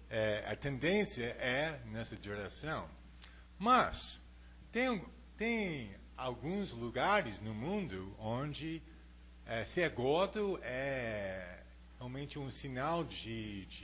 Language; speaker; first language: Portuguese; non-native, fluent; English